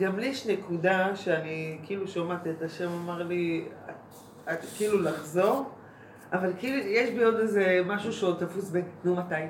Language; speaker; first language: Hebrew; native; Hebrew